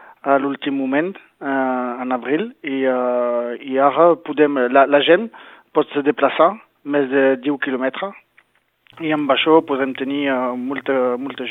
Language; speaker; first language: Catalan; non-native, local second language; French